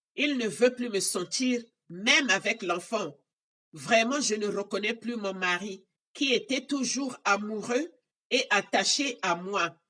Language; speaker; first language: French; non-native, local second language; Lingala